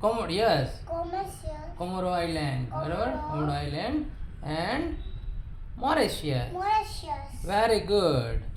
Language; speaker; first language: English; non-native, local second language; Gujarati